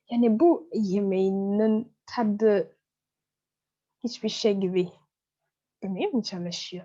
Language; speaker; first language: Turkish; non-native, fluent; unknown